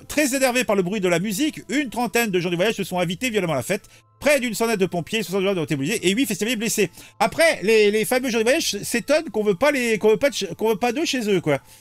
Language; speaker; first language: French; native; French